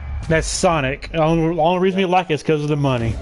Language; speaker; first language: English; native; English